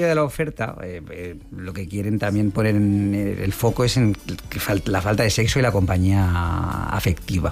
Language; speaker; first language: Spanish; native; Spanish